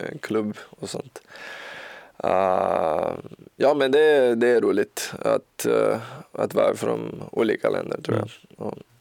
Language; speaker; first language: Swedish; non-native, learner; Portuguese